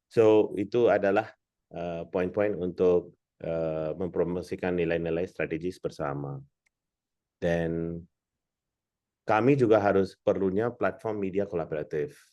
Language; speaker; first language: Indonesian; non-native, fluent; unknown